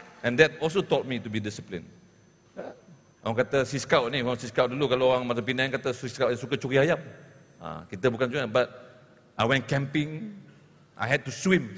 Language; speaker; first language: English; non-native, local second language; Malay